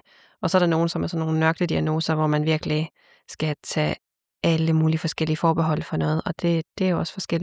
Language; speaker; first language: Danish; native; Danish